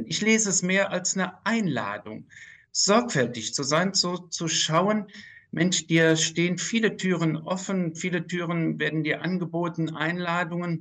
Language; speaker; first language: German; native; German